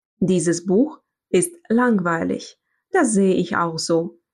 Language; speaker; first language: German; non-native, fluent; Russian